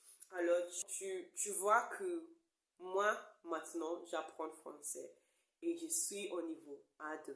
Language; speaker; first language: French; non-native, learner; English